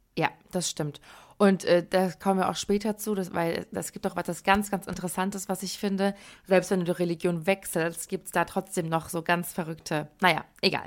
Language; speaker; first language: German; early bilingual, other home language; Persian